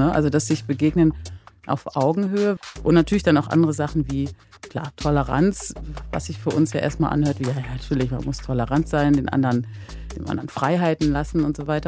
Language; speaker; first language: German; native; German